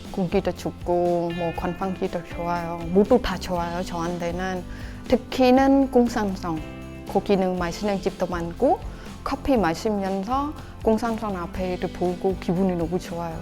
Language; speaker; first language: Korean; non-native, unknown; Khmer